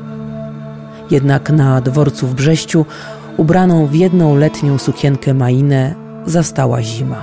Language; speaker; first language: Polish; native; Polish